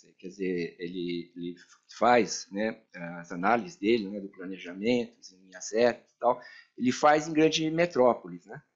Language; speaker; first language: Portuguese; native; Portuguese